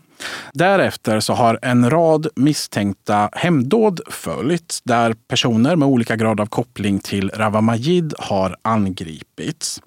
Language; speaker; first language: Swedish; native; Swedish